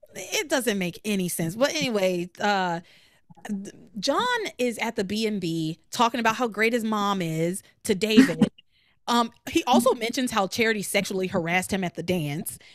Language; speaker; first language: English; native; English